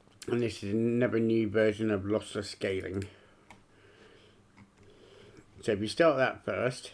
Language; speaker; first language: English; native; English